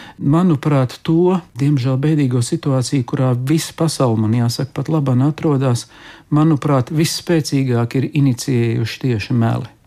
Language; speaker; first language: Latvian; native; Latvian